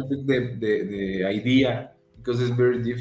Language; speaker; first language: English; non-native, learner; Spanish